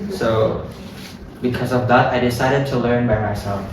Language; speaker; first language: English; non-native, fluent; Indonesian